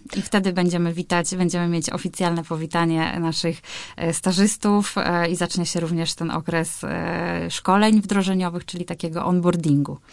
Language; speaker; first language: Polish; native; Polish